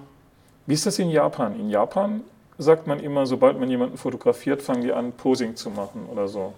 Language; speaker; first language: German; native; German